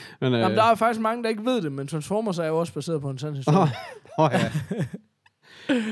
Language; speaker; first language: Danish; native; Danish